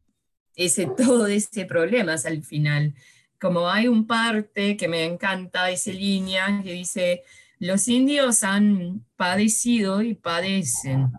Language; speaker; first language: Spanish; early bilingual, heritage; English